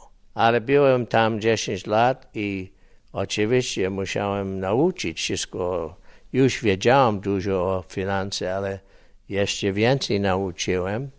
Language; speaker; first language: Polish; early bilingual, heritage; English